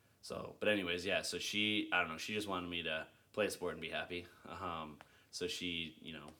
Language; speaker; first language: English; native; English